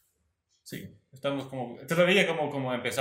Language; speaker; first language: Spanish; non-native, learner; Swedish